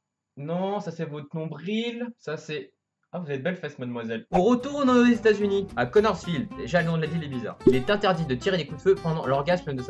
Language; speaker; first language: French; native; French